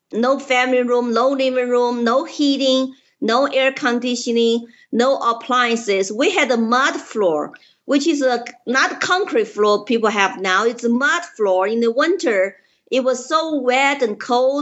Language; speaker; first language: English; non-native, fluent; Chinese